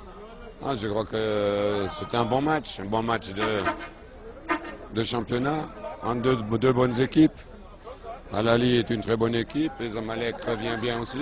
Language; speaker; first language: French; non-native, fluent; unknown